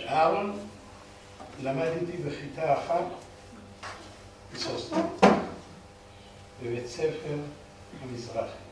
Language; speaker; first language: Hebrew; early bilingual, other home language; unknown